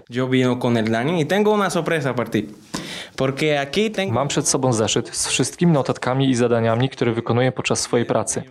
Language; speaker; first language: Polish; native; Polish